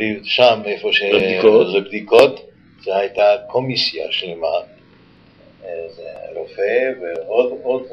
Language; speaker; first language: Hebrew; non-native, fluent; Yiddish